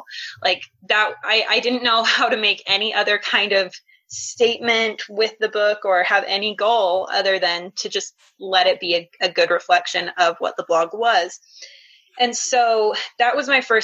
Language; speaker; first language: English; native; English